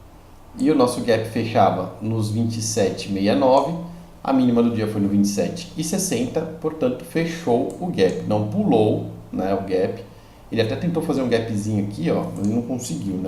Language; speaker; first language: Portuguese; native; Portuguese